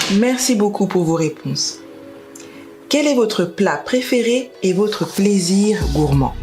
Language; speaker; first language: French; non-native, fluent; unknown